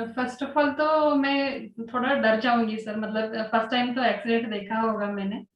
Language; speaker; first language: Hindi; non-native, local second language; Kannada